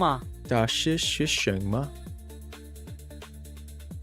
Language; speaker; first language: Chinese; non-native, learner; English